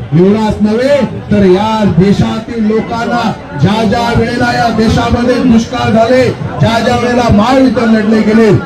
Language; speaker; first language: Marathi; non-native, local second language; Lambadi